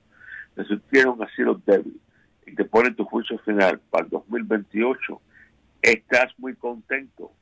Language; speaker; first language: Spanish; native; Spanish